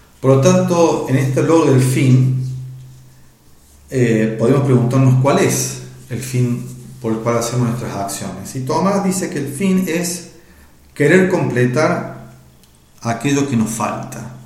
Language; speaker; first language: Spanish; native; Spanish